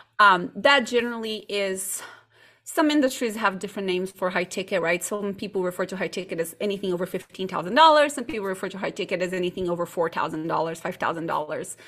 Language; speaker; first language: English; non-native, fluent; Portuguese